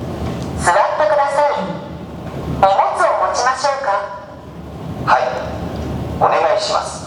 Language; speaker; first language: Japanese; non-native, learner; Bangla